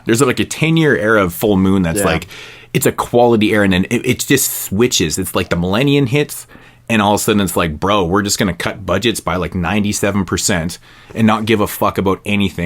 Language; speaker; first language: English; native; English